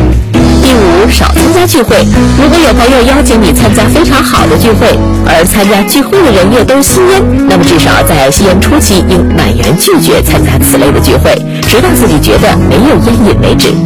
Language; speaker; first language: Chinese; native; Chinese